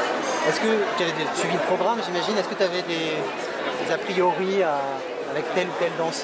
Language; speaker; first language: French; native; French